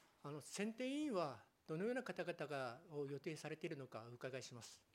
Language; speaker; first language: Japanese; native; Japanese